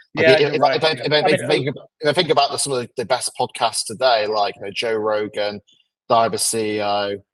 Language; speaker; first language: English; native; English